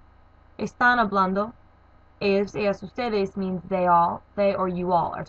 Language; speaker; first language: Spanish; non-native, learner; English